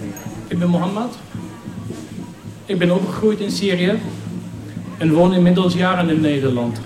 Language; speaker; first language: Dutch; non-native, fluent; Arabic